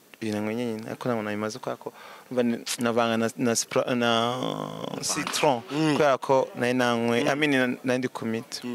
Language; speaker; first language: Kinyarwanda; early bilingual, heritage; Kinyarwanda